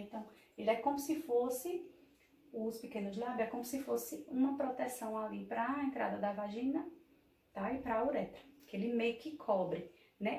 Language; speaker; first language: Portuguese; native; Portuguese